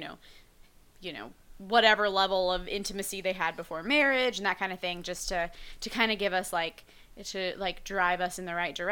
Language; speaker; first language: English; native; English